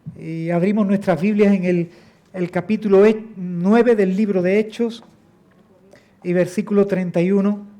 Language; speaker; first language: Spanish; native; Spanish